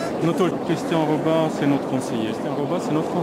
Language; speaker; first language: French; non-native, fluent; Russian